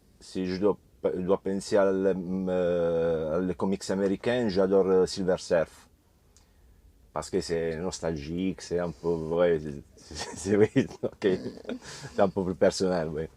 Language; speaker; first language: French; non-native, learner; Italian